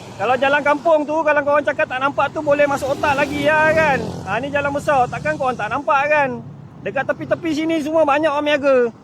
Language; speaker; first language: Malay; native; Malay